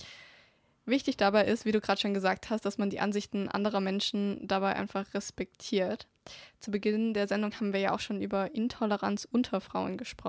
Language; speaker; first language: German; native; German